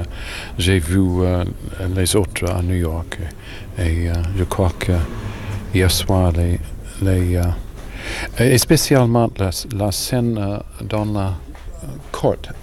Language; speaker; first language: French; non-native, learner; English